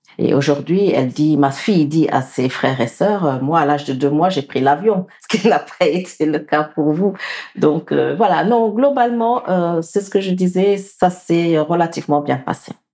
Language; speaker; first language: French; non-native, local second language; Wolof